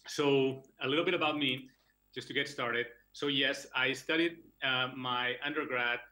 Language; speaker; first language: English; non-native, fluent; Catalan